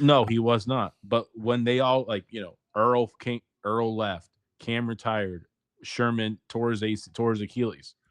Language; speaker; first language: English; native; English